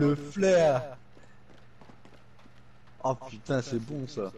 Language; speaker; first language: French; native; French